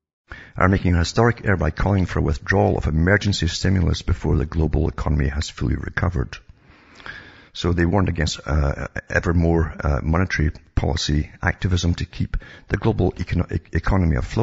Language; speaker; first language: English; native; English